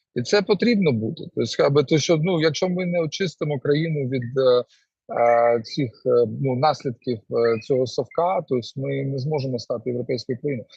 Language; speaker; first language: Ukrainian; non-native, local second language; Russian